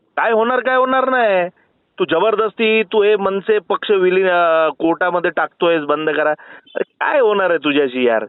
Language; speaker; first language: Marathi; non-native, local second language; Gujarati